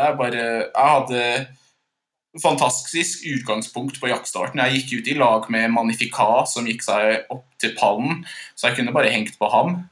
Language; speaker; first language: Norwegian; non-native, fluent; English